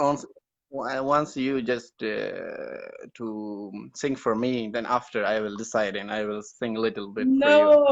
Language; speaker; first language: English; non-native, learner; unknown